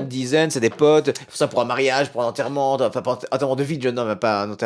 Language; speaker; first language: French; native; French